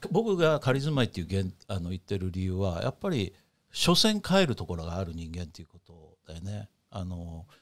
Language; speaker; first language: Japanese; native; Japanese